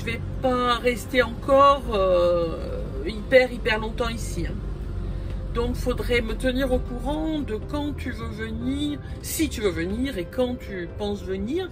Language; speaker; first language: French; native; French